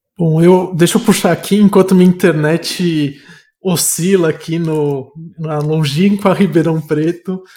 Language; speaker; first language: Portuguese; native; Portuguese